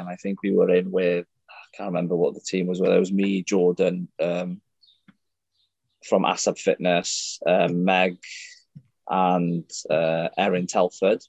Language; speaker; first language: English; native; English